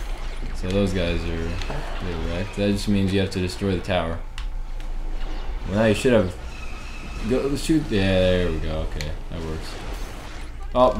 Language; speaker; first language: English; native; English